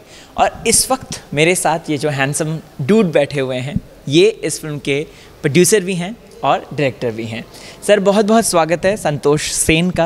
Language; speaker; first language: Hindi; native; Hindi